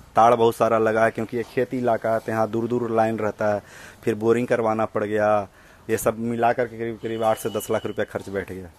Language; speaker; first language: Hindi; native; Hindi